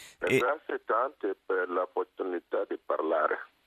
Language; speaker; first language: Italian; non-native, fluent; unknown